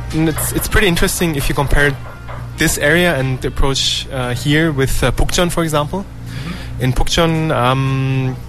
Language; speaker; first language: English; non-native, fluent; German